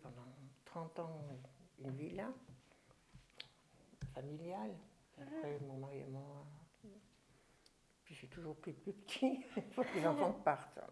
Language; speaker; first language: French; early bilingual, other home language; German